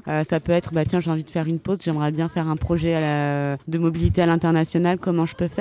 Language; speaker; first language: French; native; French